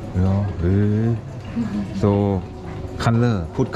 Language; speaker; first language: English; non-native, learner; Thai